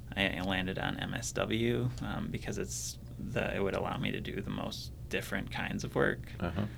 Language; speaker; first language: English; native; English